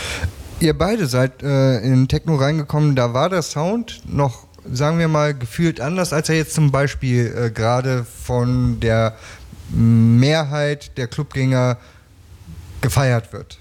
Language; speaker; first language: German; native; German